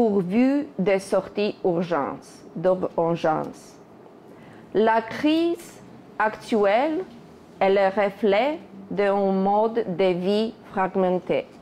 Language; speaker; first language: French; non-native, fluent; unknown